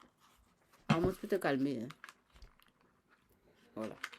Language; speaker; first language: French; native; French